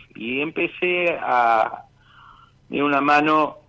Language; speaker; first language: Spanish; native; Spanish